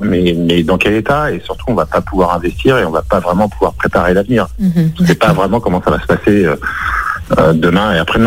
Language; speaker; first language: French; native; French